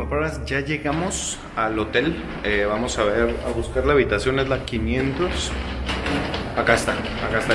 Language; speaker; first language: Spanish; native; Spanish